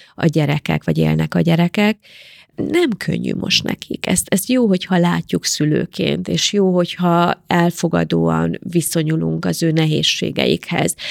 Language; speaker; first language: Hungarian; native; Hungarian